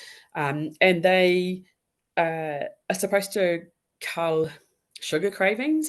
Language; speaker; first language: English; native; English